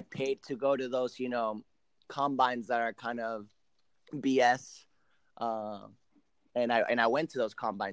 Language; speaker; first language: English; early bilingual, other home language; Spanish